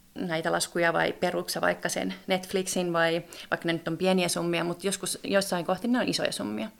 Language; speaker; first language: Finnish; native; Finnish